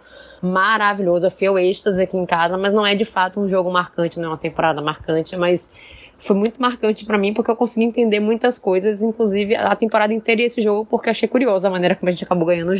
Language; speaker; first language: Portuguese; native; Portuguese